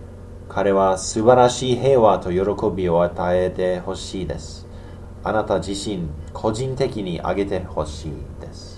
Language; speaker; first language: Japanese; non-native, learner; English